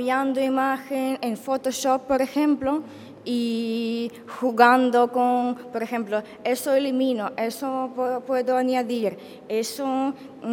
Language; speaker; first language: Spanish; non-native, learner; Ukrainian